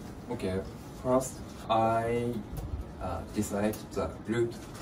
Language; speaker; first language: English; non-native, learner; Japanese